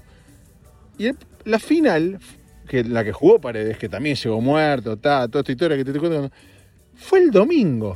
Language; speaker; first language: Spanish; native; Spanish